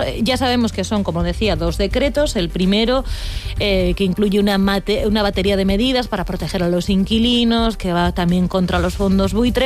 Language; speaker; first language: Spanish; native; Spanish